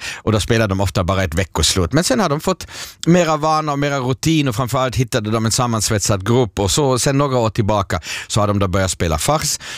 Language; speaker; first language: Swedish; native; Swedish